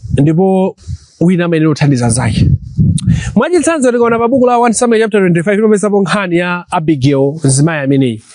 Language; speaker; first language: Nyanja; non-native, local second language; Tumbuka